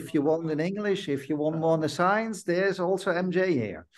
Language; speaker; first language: English; non-native, fluent; Dutch